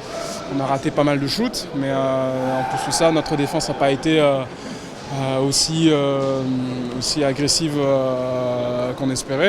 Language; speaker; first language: French; native; French